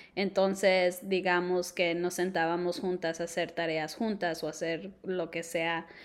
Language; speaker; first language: Spanish; early bilingual, heritage; Spanish